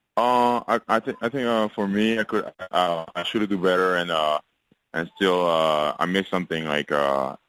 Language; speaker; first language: English; non-native, fluent; French